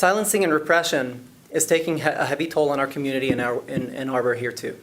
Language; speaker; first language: English; non-native, fluent; Arabic